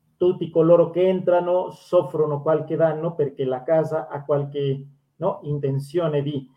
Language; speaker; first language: Italian; non-native, fluent; Spanish